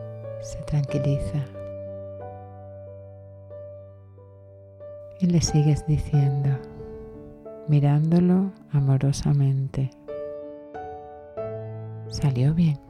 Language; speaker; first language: Spanish; native; Spanish